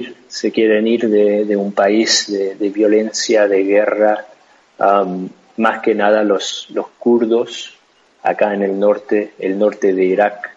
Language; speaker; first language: Spanish; non-native, fluent; English